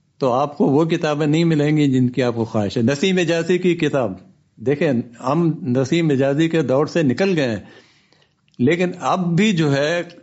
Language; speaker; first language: Urdu; non-native, local second language; Baluchi